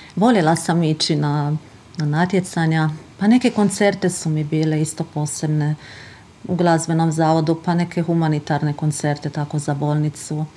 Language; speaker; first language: Bosnian; non-native, fluent; Hungarian